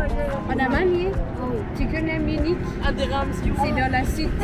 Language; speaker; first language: French; non-native, learner; German